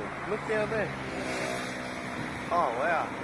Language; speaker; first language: English; native; English